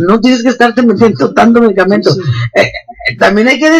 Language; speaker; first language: Spanish; native; Spanish